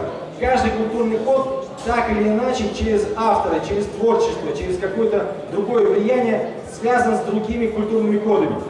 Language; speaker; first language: Russian; native; Russian